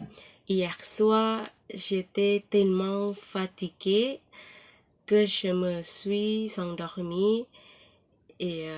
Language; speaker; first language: French; non-native, learner; Thai